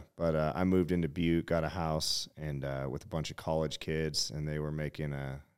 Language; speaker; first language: English; native; English